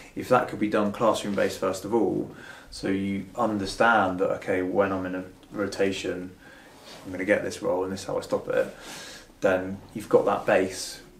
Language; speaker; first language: English; native; English